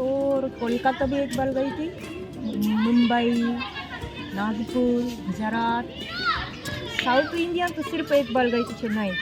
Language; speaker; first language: Hindi; non-native, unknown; Japanese